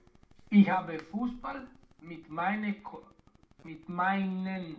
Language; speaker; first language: German; non-native, learner; Romanian